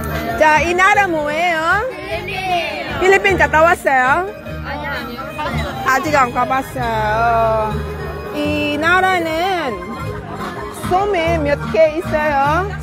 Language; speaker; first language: Korean; non-native, learner; Filipino